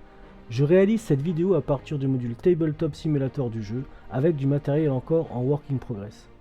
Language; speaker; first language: French; native; French